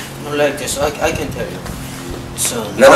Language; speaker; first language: English; non-native, learner; Korean